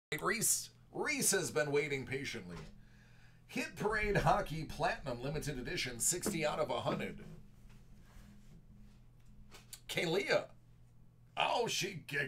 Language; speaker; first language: English; native; English